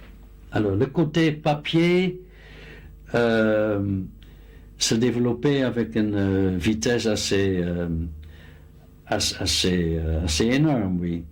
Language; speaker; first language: French; non-native, fluent; Dutch